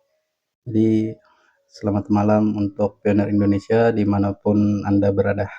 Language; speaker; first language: Indonesian; native; Indonesian